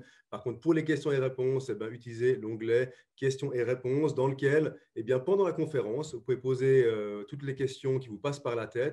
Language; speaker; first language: French; native; French